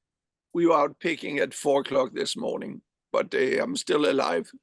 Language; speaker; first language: English; non-native, fluent; Danish